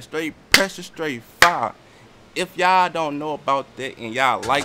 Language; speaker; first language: English; native; English